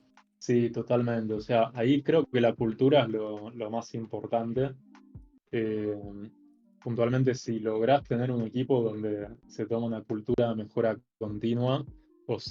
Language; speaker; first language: Spanish; native; Spanish